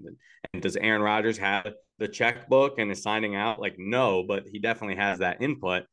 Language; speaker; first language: English; native; English